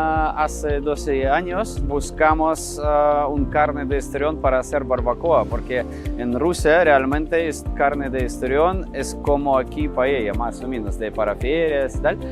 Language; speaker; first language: Spanish; non-native, learner; Russian